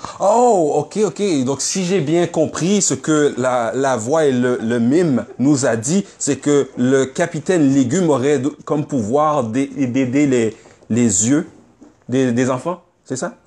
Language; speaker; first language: French; native; French